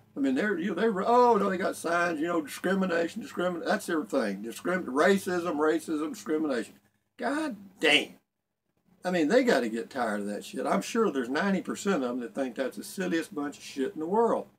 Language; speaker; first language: English; native; English